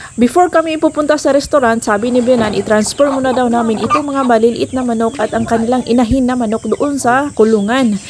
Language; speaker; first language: Filipino; non-native, local second language; Cebuano